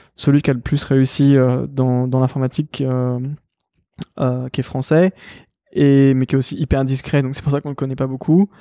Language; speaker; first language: French; native; French